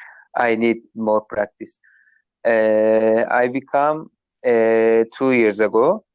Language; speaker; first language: English; non-native, learner; Turkish